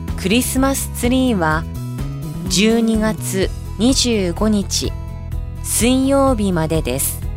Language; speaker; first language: Japanese; native; Japanese